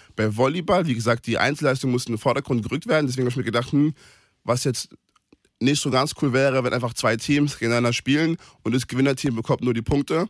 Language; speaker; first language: German; native; German